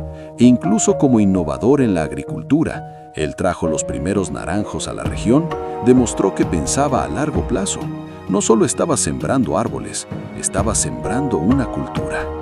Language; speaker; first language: Spanish; native; Spanish